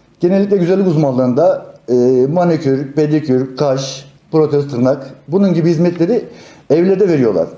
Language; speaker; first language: Turkish; native; Turkish